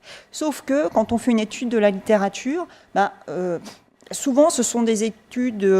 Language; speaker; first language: French; native; French